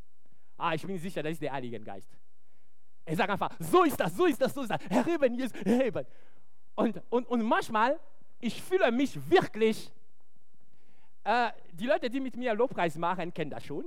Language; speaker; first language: German; non-native, fluent; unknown